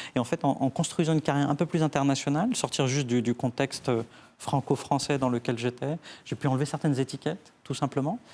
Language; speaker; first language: French; early bilingual, other home language; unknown